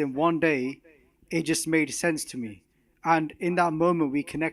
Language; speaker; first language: English; non-native, local second language; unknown